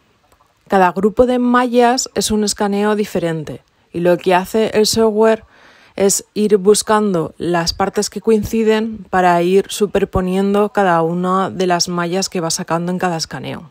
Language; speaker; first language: Spanish; native; Spanish